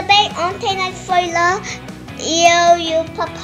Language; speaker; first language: Portuguese; early bilingual, heritage; Portuguese